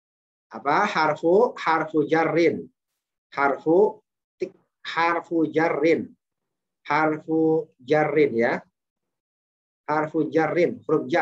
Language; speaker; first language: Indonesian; native; Indonesian